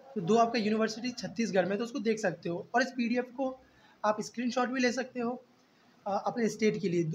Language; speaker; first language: Hindi; native; Hindi